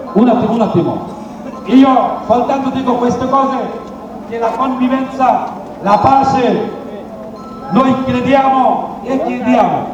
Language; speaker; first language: Italian; non-native, learner; Bangla